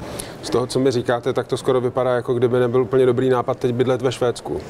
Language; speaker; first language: Czech; native; Czech